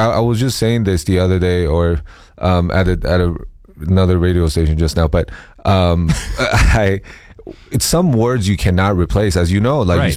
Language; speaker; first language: English; non-native, fluent; Chinese